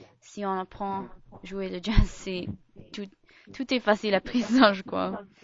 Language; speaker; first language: French; non-native, fluent; English